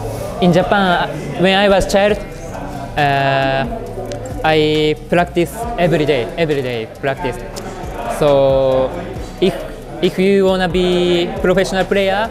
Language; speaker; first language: English; non-native, learner; Japanese